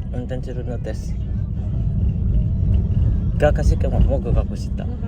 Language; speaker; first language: Japanese; non-native, learner; Indonesian